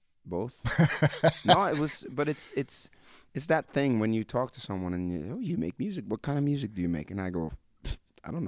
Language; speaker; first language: English; non-native, fluent; Norwegian